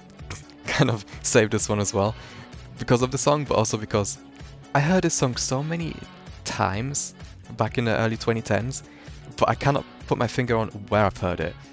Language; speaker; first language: English; native; English